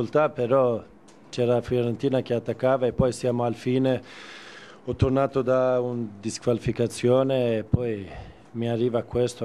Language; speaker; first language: Italian; non-native, fluent; Swedish